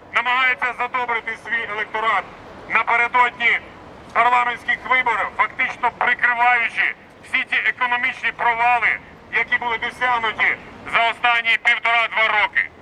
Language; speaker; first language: Ukrainian; native; Ukrainian